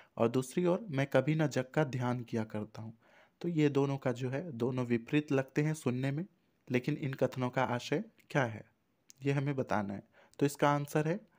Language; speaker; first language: Hindi; native; Hindi